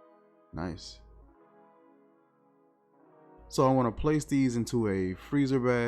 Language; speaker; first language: English; native; English